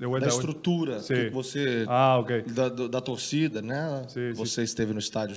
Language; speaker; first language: Portuguese; native; Portuguese